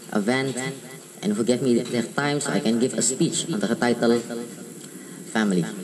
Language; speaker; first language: English; non-native, fluent; Indonesian